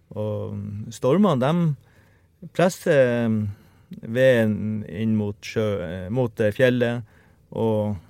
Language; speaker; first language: Norwegian; native; Norwegian